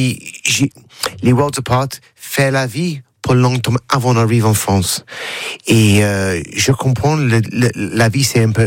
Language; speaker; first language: French; non-native, learner; English